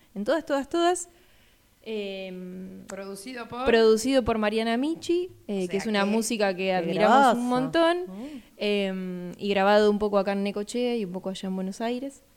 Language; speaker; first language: Spanish; native; Spanish